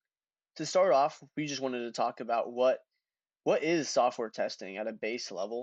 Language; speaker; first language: English; native; English